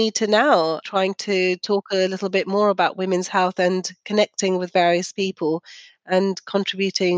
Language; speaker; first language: English; early bilingual, other home language; Punjabi